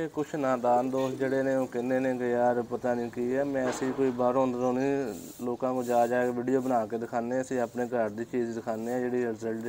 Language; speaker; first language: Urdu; non-native, local second language; Punjabi